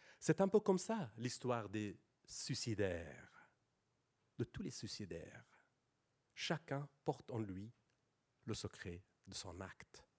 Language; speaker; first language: French; non-native, fluent; Persian